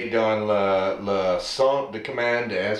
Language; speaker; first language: French; non-native, learner; English